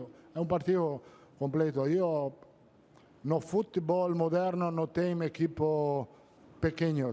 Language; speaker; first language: Portuguese; non-native, learner; Italian